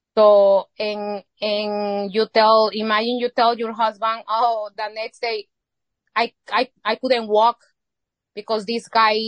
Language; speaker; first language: English; non-native, fluent; Spanish